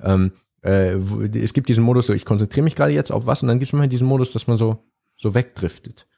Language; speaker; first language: German; native; German